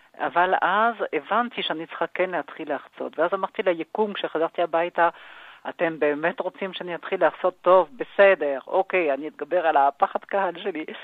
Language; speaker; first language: Hebrew; non-native, fluent; French